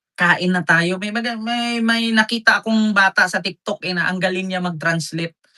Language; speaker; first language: Filipino; non-native, local second language; Cebuano